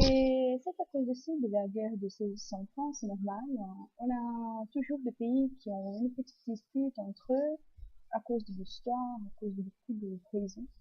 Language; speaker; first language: French; non-native, fluent; Portuguese